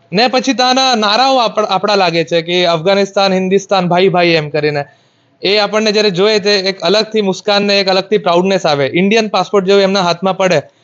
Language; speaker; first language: Gujarati; non-native, local second language; Marathi